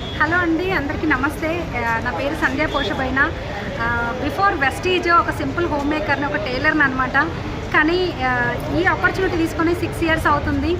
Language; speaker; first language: Telugu; native; Telugu